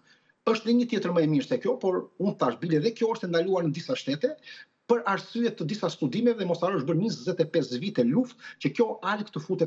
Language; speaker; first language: Albanian; native; Albanian